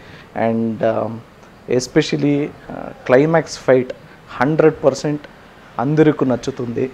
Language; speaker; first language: Telugu; non-native, learner; Kannada